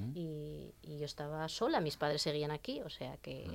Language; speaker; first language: Spanish; native; Spanish